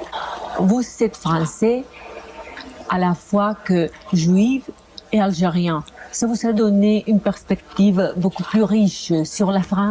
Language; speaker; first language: French; non-native, fluent; Spanish